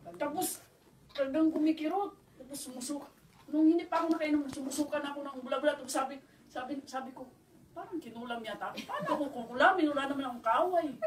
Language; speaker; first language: Filipino; non-native, local second language; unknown